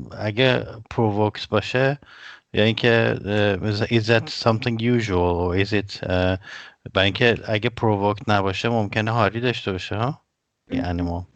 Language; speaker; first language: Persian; native; Persian